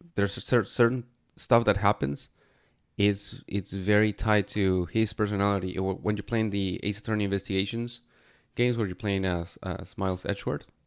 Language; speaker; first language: English; non-native, fluent; Spanish